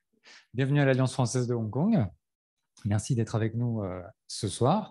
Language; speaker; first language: French; native; French